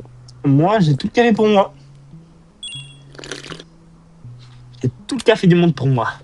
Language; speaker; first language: French; native; French